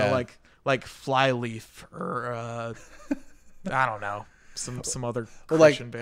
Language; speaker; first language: English; native; English